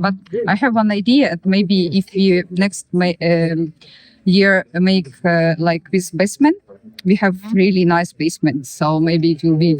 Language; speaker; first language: English; non-native, learner; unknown